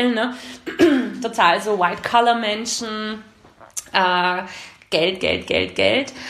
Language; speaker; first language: German; early bilingual, other home language; Hungarian